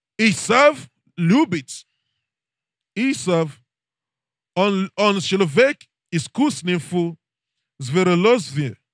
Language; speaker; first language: Russian; non-native, learner; English